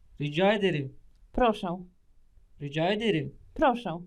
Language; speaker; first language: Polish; non-native, learner; Turkish